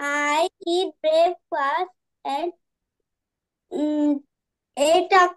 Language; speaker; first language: English; non-native, learner; Bangla